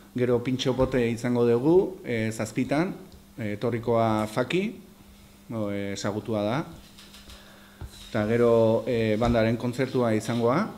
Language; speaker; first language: Basque; native; Basque